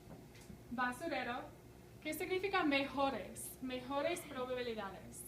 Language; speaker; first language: Spanish; non-native, fluent; English